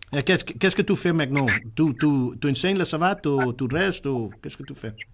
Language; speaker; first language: French; non-native, learner; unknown